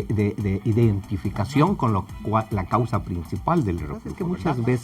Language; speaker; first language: Spanish; native; Spanish